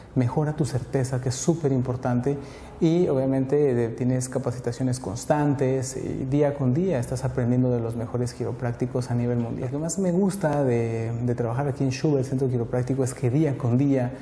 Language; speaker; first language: Spanish; native; Spanish